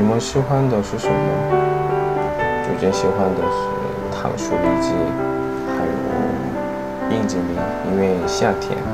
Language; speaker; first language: Chinese; non-native, learner; Korean